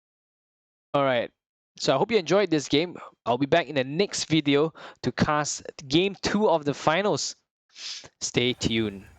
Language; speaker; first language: English; native; English